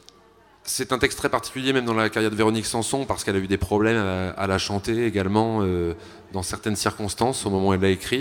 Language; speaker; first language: French; native; French